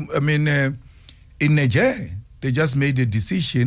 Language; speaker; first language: English; non-native, local second language; Northern Sotho